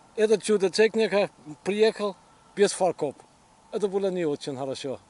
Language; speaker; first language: Russian; non-native, learner; Danish